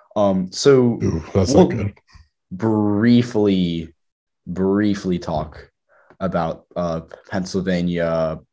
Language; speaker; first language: English; native; English